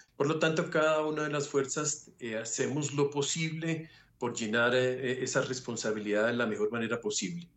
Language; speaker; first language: Spanish; native; Spanish